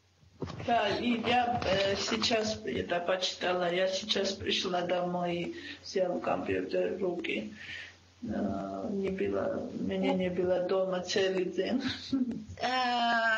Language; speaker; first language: Russian; non-native, fluent; Georgian